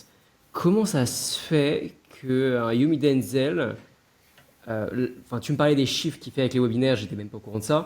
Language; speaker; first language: French; native; French